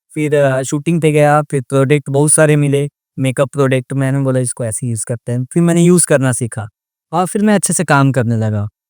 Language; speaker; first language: Hindi; non-native, local second language; Odia